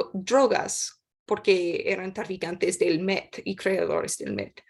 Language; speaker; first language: Spanish; non-native, learner; English